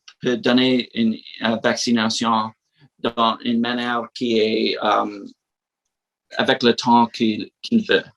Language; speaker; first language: French; non-native, learner; English